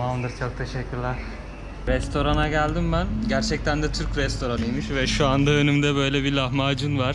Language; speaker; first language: Turkish; native; Turkish